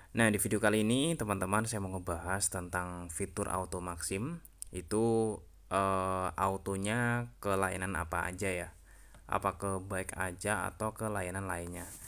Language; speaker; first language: Indonesian; native; Indonesian